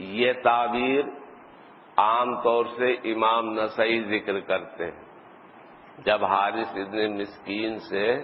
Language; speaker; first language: Urdu; native; Urdu